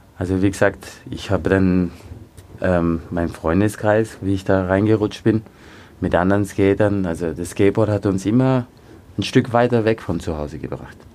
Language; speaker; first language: German; early bilingual, other home language; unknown